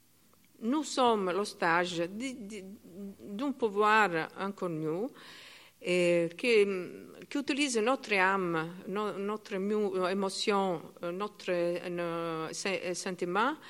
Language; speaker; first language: French; non-native, learner; Italian